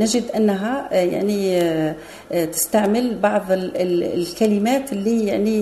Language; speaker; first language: Arabic; native; Arabic